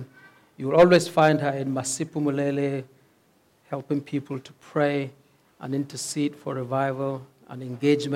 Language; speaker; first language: English; non-native, local second language; Hausa